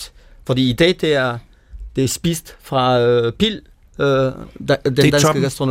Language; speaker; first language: Danish; non-native, fluent; French